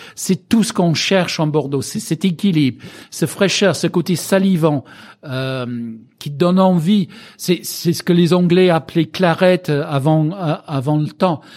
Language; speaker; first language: French; non-native, fluent; English